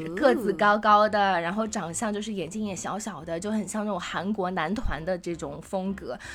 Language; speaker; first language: Chinese; native; Chinese